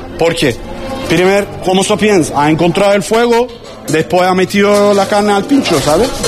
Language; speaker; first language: Spanish; non-native, learner; Turkish